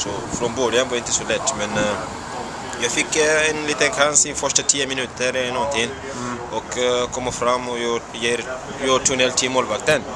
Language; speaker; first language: Swedish; non-native, fluent; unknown